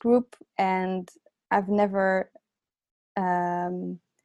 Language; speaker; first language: English; non-native, fluent; Dutch